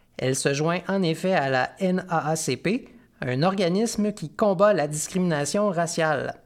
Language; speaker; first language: French; native; French